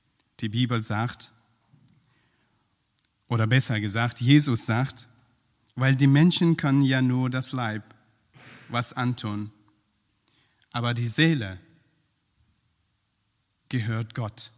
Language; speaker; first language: German; non-native, fluent; Persian